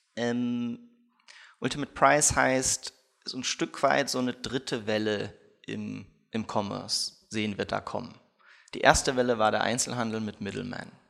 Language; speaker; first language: German; early bilingual, other home language; Russian